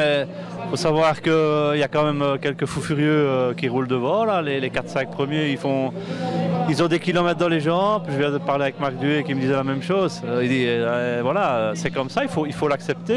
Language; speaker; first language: French; native; French